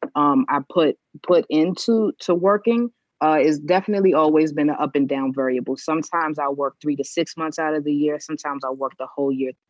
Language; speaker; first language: English; native; English